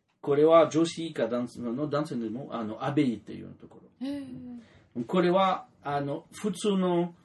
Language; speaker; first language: Japanese; non-native, learner; French